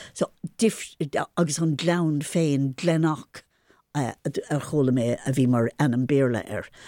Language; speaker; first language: Irish; non-native, local second language; English